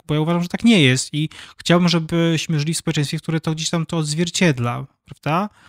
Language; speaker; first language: Polish; native; Polish